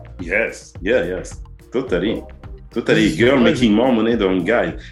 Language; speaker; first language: English; non-native, learner; French